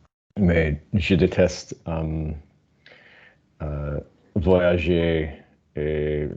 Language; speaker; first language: French; non-native, learner; English